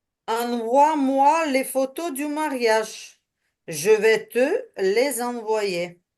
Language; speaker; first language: French; non-native, learner; Ukrainian